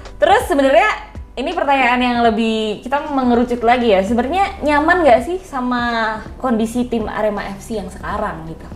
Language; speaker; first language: Indonesian; native; Indonesian